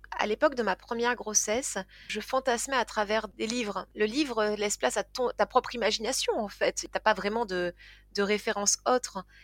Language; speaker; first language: French; native; French